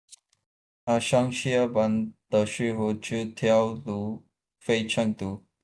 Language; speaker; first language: Chinese; non-native, learner; Urdu